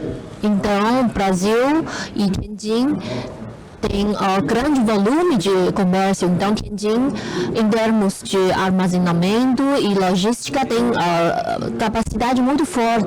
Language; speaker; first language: Portuguese; non-native, fluent; Chinese